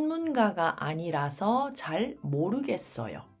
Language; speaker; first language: Korean; early bilingual, heritage; Japanese